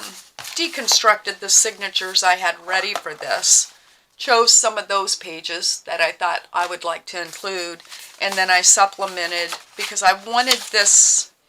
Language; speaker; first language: English; native; English